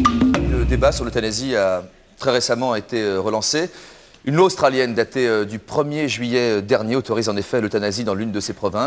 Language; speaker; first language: French; native; French